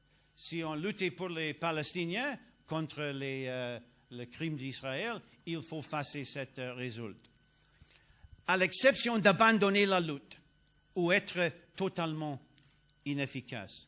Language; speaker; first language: French; non-native, learner; English